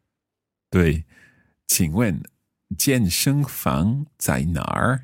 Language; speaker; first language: Chinese; non-native, learner; English